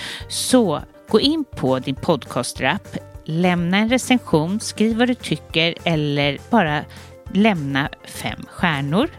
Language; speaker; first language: Swedish; native; Swedish